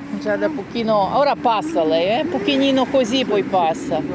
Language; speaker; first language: Italian; non-native, learner; Ukrainian